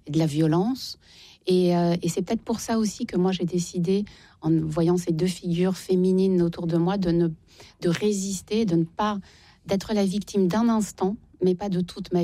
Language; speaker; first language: French; native; French